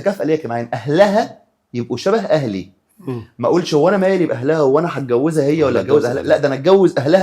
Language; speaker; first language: Arabic; native; Arabic